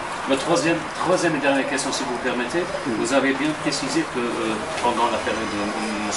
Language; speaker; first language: French; non-native, local second language; Arabic